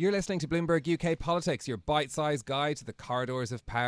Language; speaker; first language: English; native; English